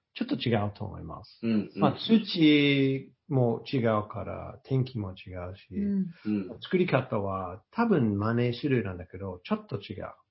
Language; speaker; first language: Japanese; non-native, learner; English